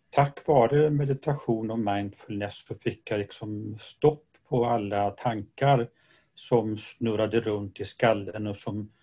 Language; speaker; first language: Swedish; native; Swedish